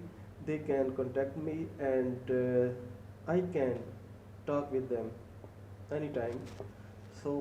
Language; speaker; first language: English; non-native, learner; Urdu